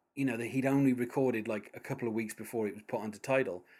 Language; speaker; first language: English; native; English